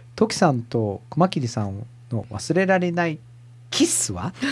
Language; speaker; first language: Japanese; early bilingual, heritage; Portuguese